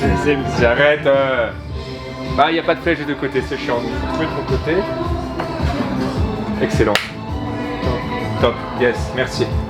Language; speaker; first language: French; native; French